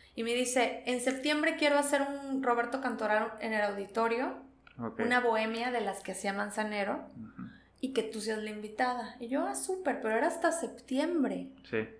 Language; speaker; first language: Spanish; native; Spanish